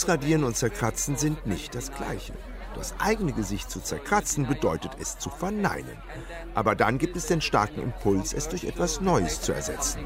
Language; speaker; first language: German; native; German